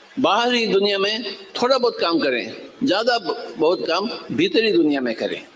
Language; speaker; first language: Hindi; non-native, local second language; Telugu